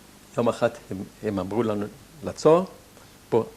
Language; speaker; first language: Hebrew; non-native, fluent; German